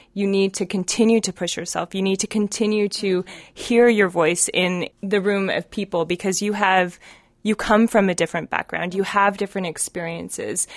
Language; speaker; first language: English; native; English